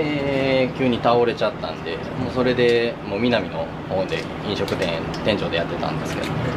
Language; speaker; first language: Japanese; native; Japanese